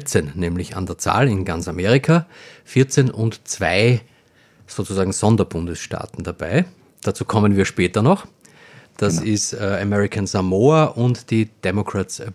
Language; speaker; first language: German; native; German